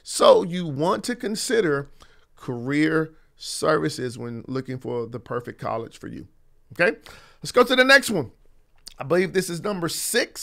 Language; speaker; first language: English; native; English